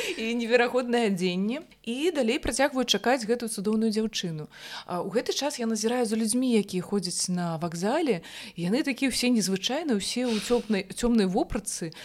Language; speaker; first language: Belarusian; non-native, local second language; Russian